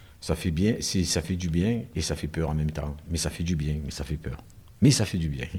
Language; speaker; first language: French; native; French